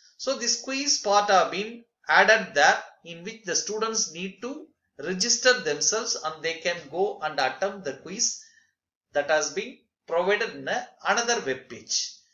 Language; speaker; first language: English; non-native, local second language; Tamil